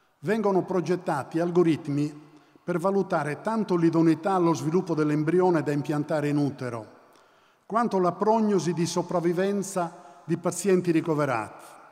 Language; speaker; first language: Italian; native; Italian